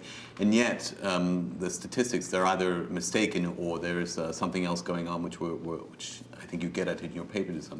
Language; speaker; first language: English; native; English